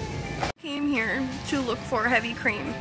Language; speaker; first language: English; native; English